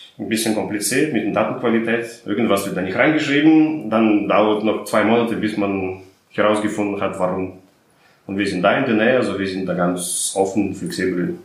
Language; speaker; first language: German; non-native, fluent; Russian